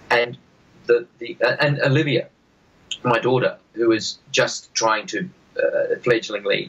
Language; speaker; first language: English; native; English